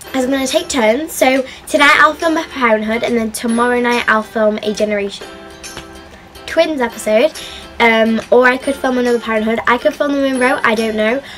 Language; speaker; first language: English; native; English